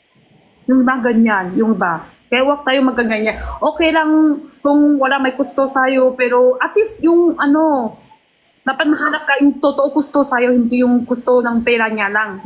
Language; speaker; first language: Filipino; non-native, local second language; Cebuano